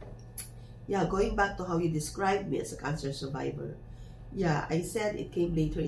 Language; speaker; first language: English; non-native, local second language; Filipino